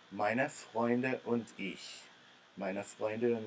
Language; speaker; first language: German; non-native, fluent; English